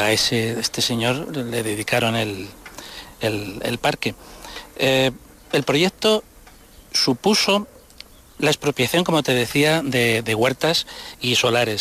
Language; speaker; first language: Spanish; native; Spanish